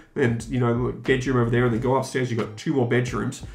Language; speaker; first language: English; native; English